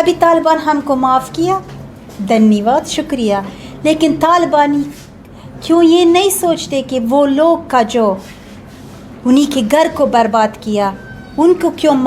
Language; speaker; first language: Hindi; non-native, learner; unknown